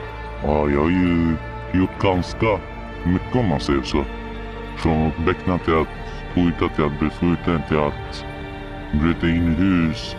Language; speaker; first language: Swedish; early bilingual, other home language; Arabic